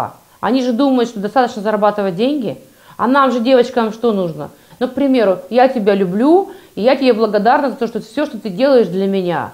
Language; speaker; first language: Russian; native; Russian